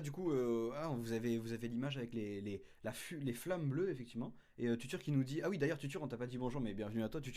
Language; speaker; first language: French; native; French